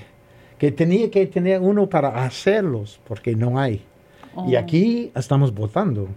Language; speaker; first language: Spanish; non-native, learner; English